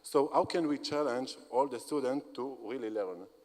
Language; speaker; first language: English; non-native, fluent; Hebrew